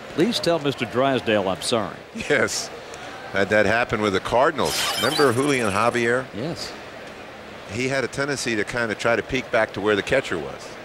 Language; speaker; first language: English; native; English